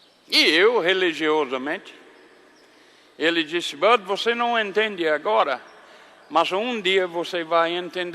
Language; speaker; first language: Portuguese; non-native, fluent; English